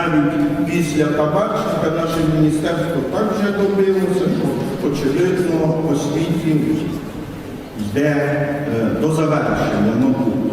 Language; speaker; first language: Ukrainian; native; Ukrainian